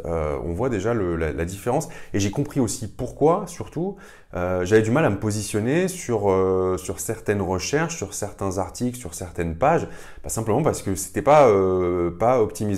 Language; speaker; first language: French; native; French